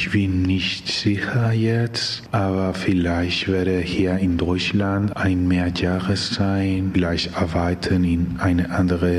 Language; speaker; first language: German; non-native, learner; Spanish